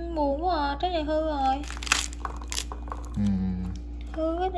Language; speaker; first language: Vietnamese; native; Vietnamese